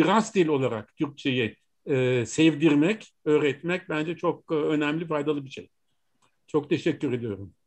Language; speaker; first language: Turkish; non-native, fluent; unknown